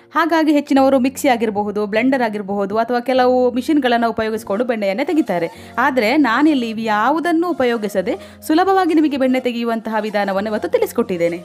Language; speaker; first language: Kannada; non-native, local second language; Tulu